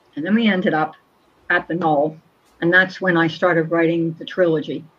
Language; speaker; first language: English; native; English